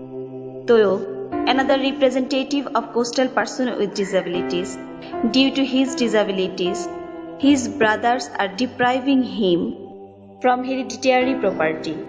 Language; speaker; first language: English; non-native, local second language; Bangla